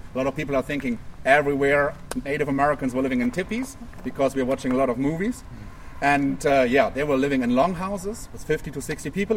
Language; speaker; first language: English; non-native, fluent; German